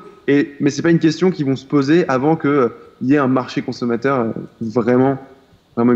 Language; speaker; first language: French; native; French